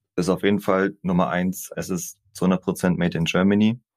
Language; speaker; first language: German; native; German